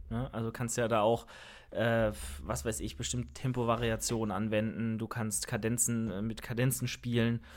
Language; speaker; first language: German; native; German